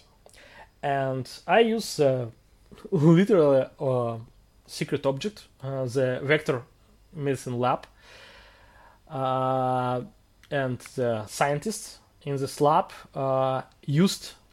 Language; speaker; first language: English; non-native, fluent; Russian